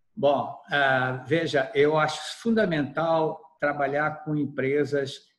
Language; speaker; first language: Portuguese; native; Portuguese